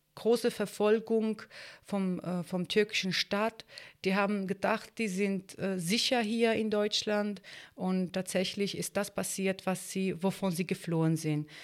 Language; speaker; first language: German; non-native, fluent; Turkish